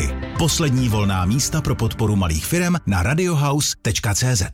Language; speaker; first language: Czech; native; Czech